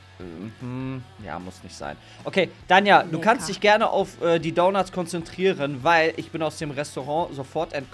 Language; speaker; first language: German; native; German